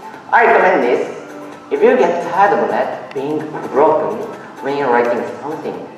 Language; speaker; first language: English; non-native, learner; Japanese